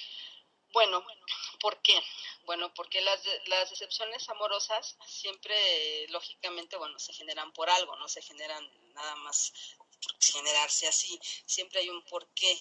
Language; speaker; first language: Spanish; native; Spanish